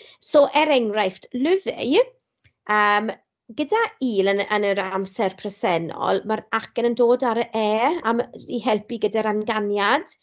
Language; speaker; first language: Welsh; non-native, local second language; English